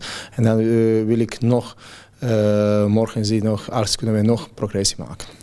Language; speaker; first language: Dutch; non-native, fluent; Croatian